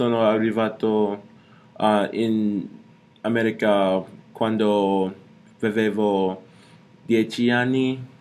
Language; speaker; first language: Italian; non-native, learner; English